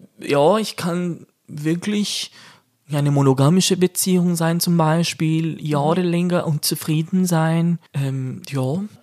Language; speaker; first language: German; non-native, fluent; Portuguese